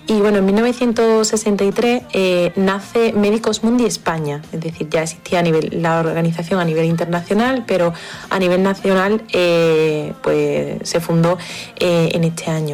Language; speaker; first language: Spanish; native; Spanish